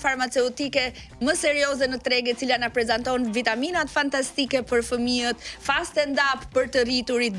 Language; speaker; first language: Albanian; native; Albanian